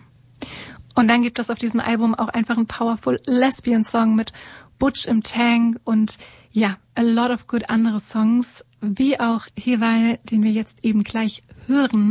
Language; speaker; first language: German; native; German